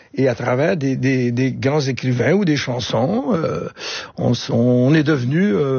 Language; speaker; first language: French; native; French